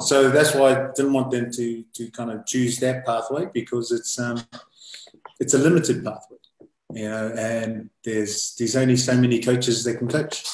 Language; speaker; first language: English; native; English